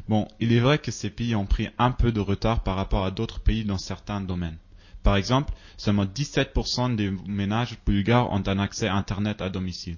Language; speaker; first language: French; native; French